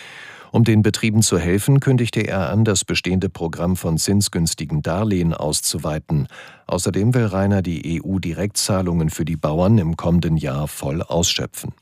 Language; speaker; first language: German; native; German